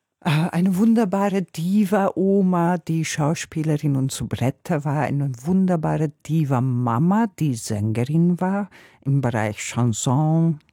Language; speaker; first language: German; non-native, fluent; Hungarian